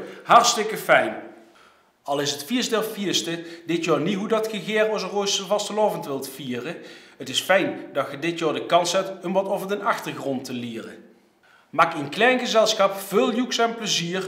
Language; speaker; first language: Dutch; native; Dutch